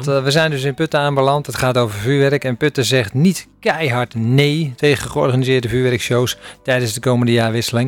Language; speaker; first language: Dutch; native; Dutch